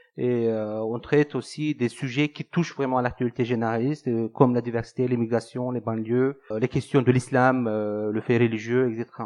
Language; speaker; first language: French; non-native, fluent; Turkish